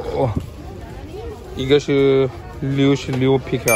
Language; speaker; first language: Chinese; non-native, learner; Urdu